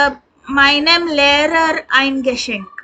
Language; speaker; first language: German; non-native, learner; Hindi